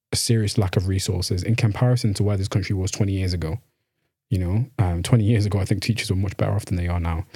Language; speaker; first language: English; native; English